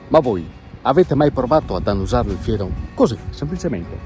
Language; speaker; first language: Italian; native; Italian